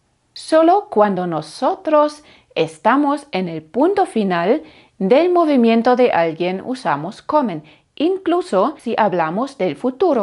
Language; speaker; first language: Spanish; non-native, fluent; German